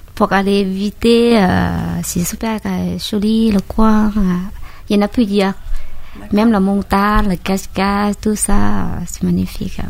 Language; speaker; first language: French; non-native, learner; Thai